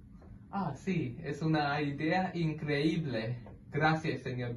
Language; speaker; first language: Spanish; non-native, learner; English